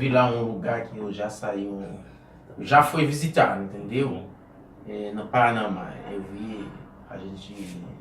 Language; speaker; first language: Portuguese; non-native, learner; Haitian Creole